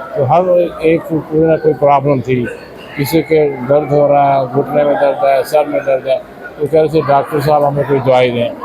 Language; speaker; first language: Urdu; non-native, local second language; Punjabi